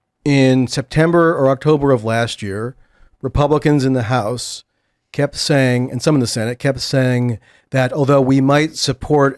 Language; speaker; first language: English; native; English